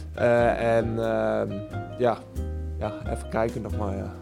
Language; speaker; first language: Dutch; early bilingual, heritage; Dutch